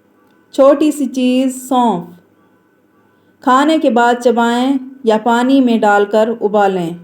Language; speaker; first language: Urdu; native; Urdu